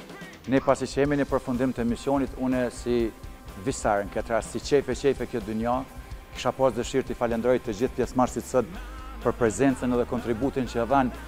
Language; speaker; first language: Albanian; native; Albanian